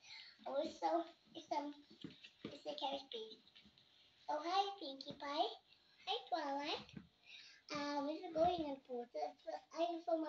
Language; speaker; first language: English; non-native, learner; Indonesian